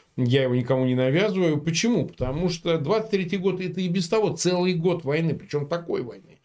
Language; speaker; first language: Russian; native; Russian